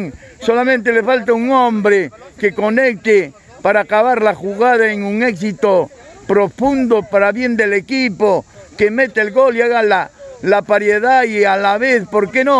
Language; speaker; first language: Spanish; native; Spanish